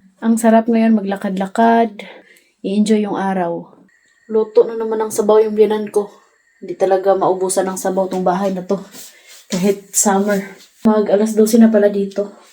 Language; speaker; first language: Filipino; non-native, local second language; Cebuano